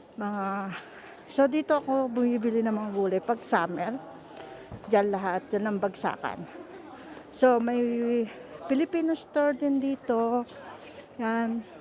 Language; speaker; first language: Filipino; native; Filipino